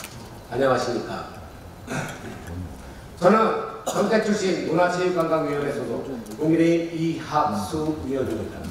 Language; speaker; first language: Korean; native; Korean